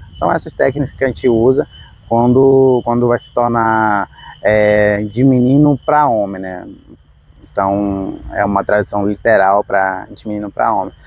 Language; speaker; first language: Portuguese; non-native, local second language; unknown